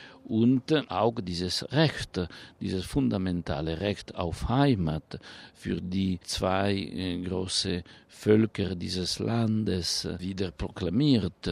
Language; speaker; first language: German; non-native, fluent; Italian